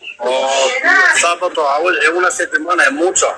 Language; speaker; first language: Spanish; non-native, learner; Albanian